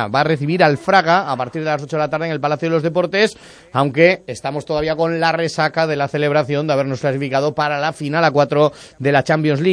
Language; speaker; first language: Spanish; native; Spanish